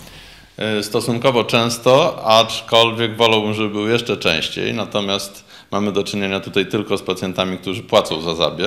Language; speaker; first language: Polish; native; Polish